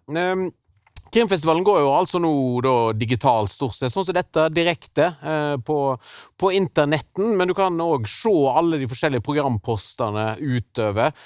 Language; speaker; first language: Norwegian; native; Norwegian